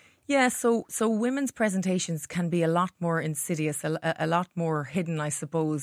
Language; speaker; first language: English; native; English